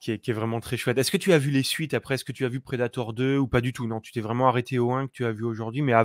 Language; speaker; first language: French; native; French